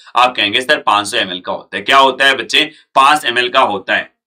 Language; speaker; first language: Hindi; native; Hindi